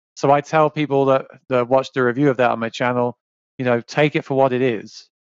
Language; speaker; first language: English; native; English